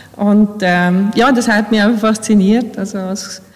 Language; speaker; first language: German; early bilingual, other home language; Bosnian